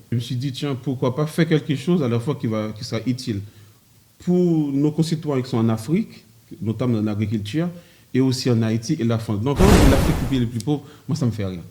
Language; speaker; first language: French; early bilingual, other home language; Haitian Creole